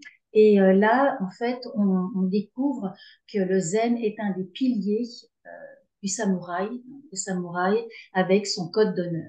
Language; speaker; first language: French; native; French